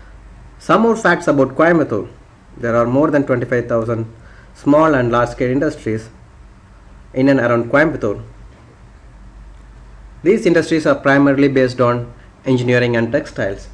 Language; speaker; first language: English; non-native, local second language; Tamil